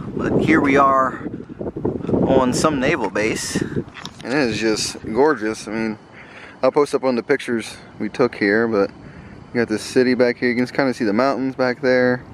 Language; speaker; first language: English; native; English